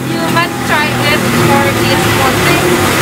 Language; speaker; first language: English; non-native, learner; Indonesian